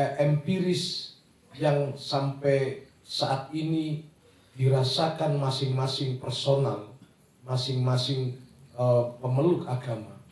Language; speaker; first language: Indonesian; non-native, local second language; Javanese